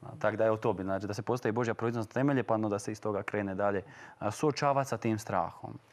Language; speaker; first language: Croatian; native; Croatian